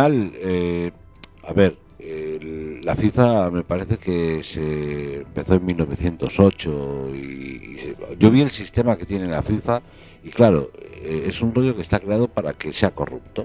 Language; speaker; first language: Spanish; native; Spanish